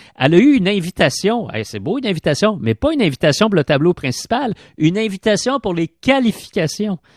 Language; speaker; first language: French; native; French